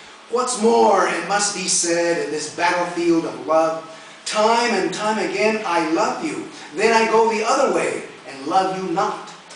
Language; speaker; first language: English; early bilingual, other home language; Spanish